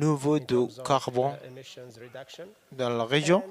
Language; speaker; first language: French; non-native, learner; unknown